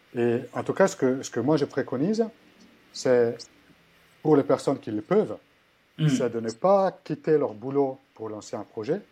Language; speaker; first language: French; non-native, fluent; Italian